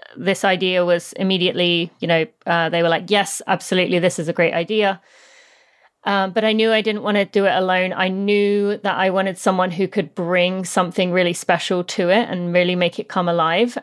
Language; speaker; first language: English; native; English